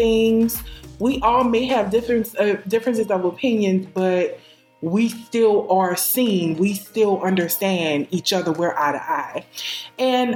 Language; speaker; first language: English; native; English